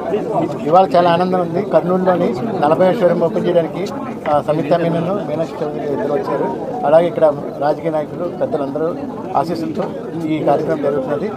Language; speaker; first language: Telugu; native; Telugu